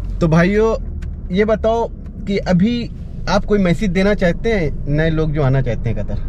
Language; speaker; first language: Hindi; native; Hindi